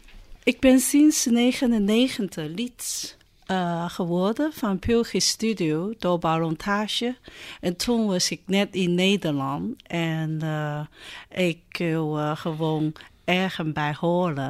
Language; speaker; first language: Dutch; non-native, learner; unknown